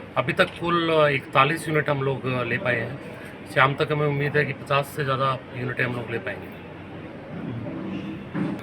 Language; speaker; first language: Hindi; native; Hindi